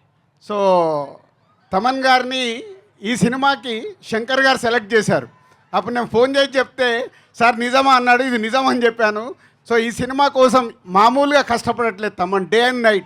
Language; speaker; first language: Telugu; native; Telugu